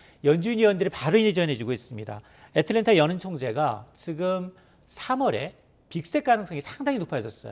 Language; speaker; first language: Korean; native; Korean